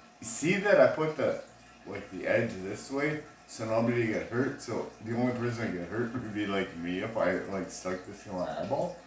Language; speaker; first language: English; native; English